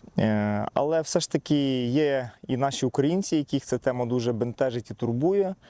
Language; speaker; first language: Ukrainian; non-native, local second language; Russian